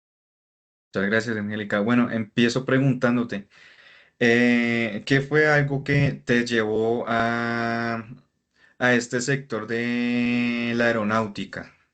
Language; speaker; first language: Spanish; native; Spanish